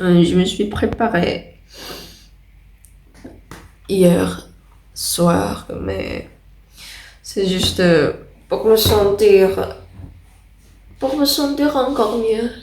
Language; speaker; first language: French; non-native, learner; Indonesian